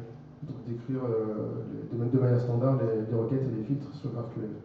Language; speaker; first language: French; native; French